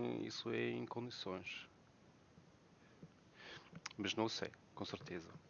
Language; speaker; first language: Portuguese; non-native, learner; German